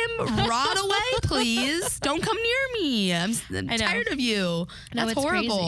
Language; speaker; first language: English; native; English